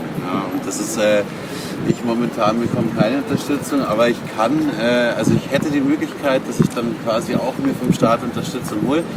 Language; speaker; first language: German; native; German